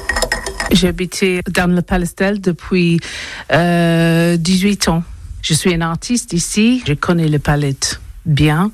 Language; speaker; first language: French; non-native, learner; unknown